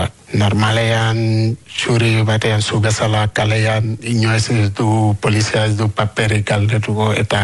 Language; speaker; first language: Basque; non-native, learner; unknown